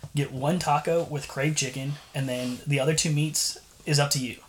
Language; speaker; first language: English; native; English